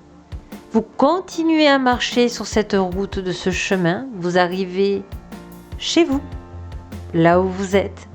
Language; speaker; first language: French; native; French